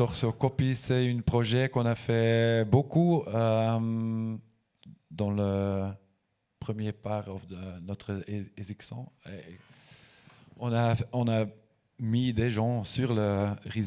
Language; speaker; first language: French; non-native, local second language; Dutch